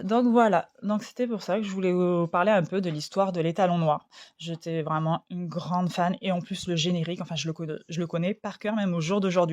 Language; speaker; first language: French; native; French